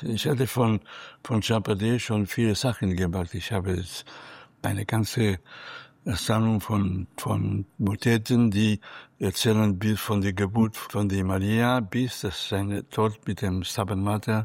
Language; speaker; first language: German; non-native, fluent; Catalan